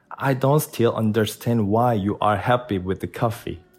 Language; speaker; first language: English; non-native, learner; Korean